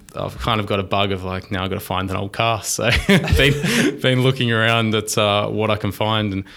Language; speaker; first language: English; native; English